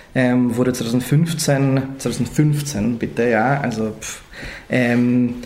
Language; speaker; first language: German; native; German